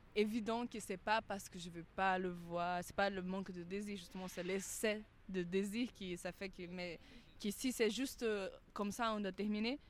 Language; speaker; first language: French; non-native, fluent; Portuguese